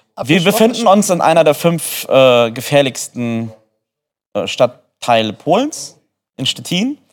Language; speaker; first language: German; early bilingual, other home language; Polish